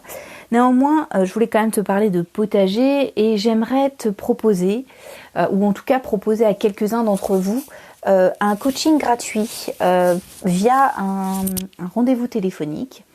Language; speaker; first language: French; native; French